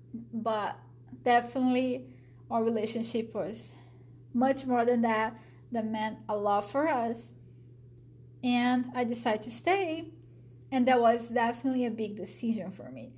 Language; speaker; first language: English; non-native, fluent; Portuguese